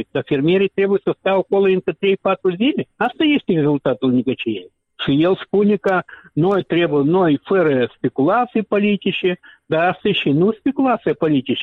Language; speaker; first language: Romanian; non-native, local second language; Russian